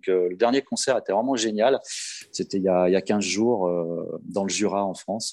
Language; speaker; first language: French; native; French